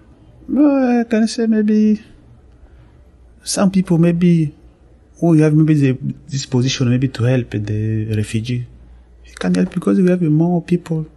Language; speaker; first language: English; non-native, learner; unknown